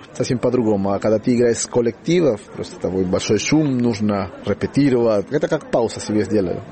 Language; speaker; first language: Russian; non-native, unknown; Spanish